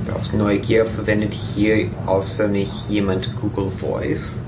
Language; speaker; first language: German; non-native, fluent; English